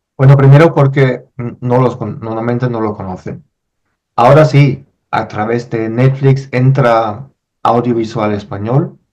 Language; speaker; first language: Spanish; non-native, fluent; German